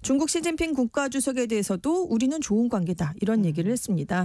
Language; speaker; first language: Korean; native; Korean